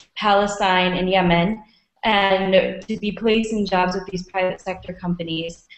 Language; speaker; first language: English; native; English